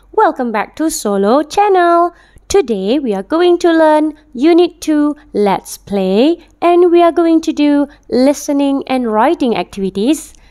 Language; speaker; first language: English; non-native, local second language; Malay